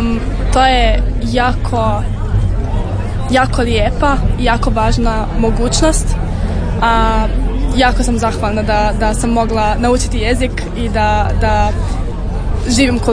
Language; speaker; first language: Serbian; early bilingual, heritage; Serbian